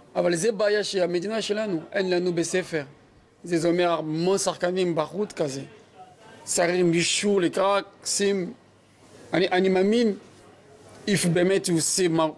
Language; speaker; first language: Hebrew; non-native, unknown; French